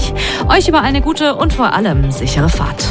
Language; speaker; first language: German; native; German